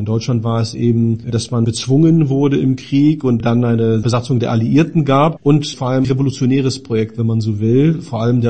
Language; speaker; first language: German; native; German